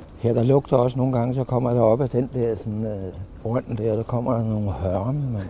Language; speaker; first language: Danish; native; Danish